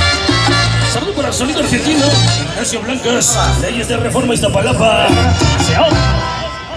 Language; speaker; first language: Spanish; native; Spanish